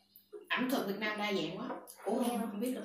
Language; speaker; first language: Vietnamese; native; Vietnamese